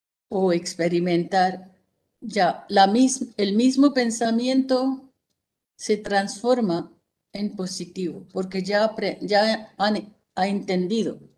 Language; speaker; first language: Spanish; non-native, fluent; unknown